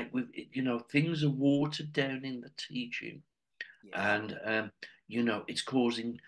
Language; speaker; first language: English; native; English